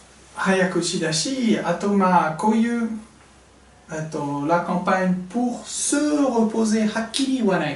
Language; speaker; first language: Japanese; non-native, fluent; French